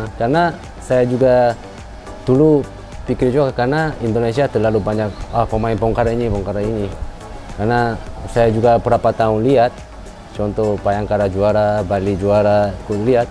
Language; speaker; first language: Indonesian; non-native, fluent; Korean